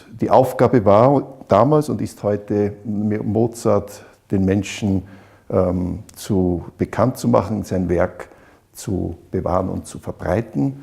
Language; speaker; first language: German; native; German